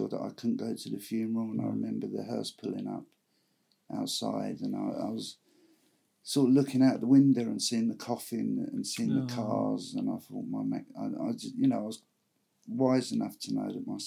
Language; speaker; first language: English; native; English